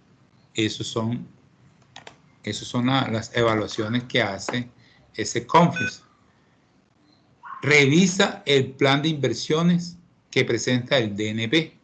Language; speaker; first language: Spanish; native; Spanish